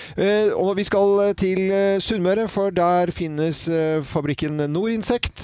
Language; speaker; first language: Norwegian; native; Norwegian